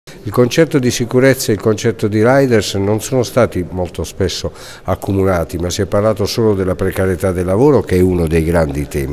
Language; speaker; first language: Italian; native; Italian